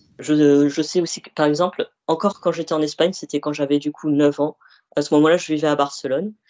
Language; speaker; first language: French; early bilingual, other home language; Arabic